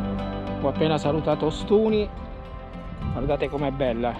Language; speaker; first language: Italian; native; Italian